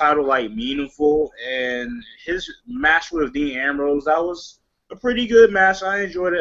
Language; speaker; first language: English; native; English